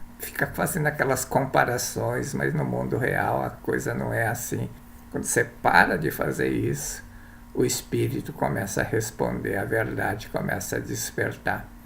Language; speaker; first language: Portuguese; early bilingual, other home language; Japanese